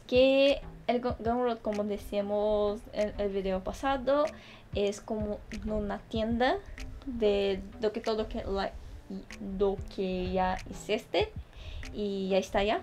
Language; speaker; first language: Spanish; non-native, fluent; Portuguese